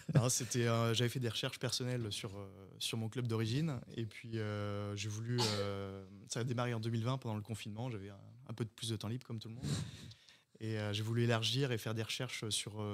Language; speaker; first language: French; native; French